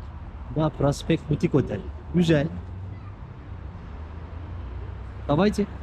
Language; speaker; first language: Russian; non-native, fluent; Turkish